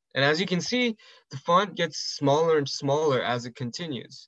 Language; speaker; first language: English; early bilingual, other home language; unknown